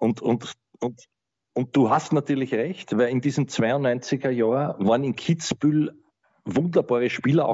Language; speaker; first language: German; native; German